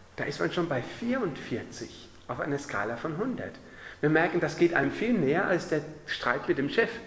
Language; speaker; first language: German; native; German